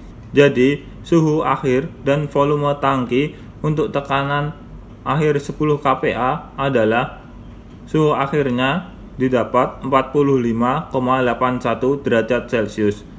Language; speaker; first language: Indonesian; native; Indonesian